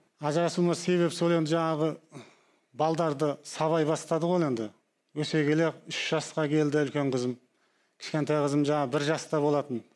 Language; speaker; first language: Kazakh; native; Kazakh